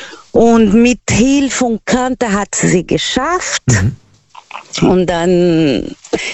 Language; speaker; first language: German; non-native, learner; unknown